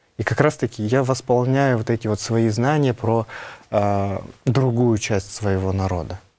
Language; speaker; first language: Russian; non-native, local second language; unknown